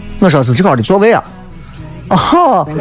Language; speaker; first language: Chinese; native; Chinese